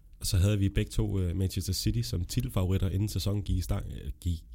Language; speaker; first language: Danish; native; Danish